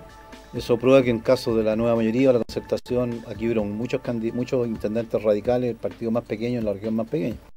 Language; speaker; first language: Spanish; native; Spanish